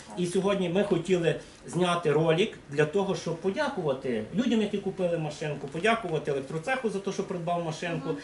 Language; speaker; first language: Ukrainian; native; Ukrainian